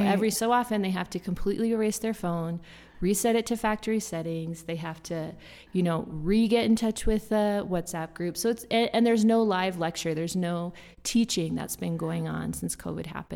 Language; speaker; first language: English; native; English